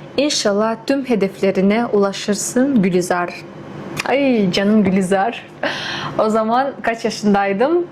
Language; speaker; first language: Turkish; non-native, fluent; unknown